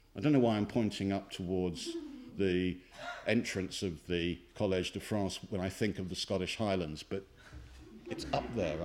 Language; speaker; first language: English; native; English